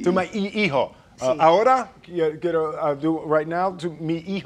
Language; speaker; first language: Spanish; non-native, learner; English